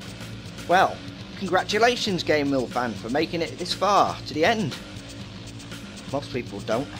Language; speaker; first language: English; native; English